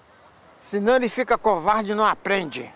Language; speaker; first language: Portuguese; native; Portuguese